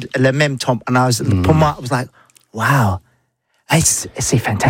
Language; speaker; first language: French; non-native, learner; English